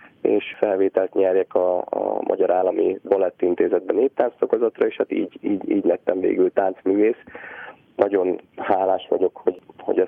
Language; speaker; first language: Hungarian; native; Hungarian